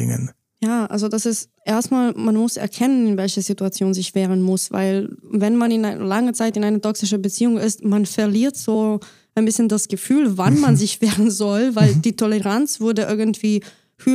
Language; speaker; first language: German; non-native, fluent; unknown